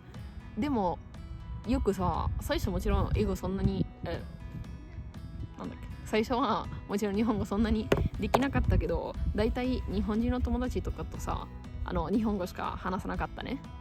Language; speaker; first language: Japanese; non-native, fluent; Italian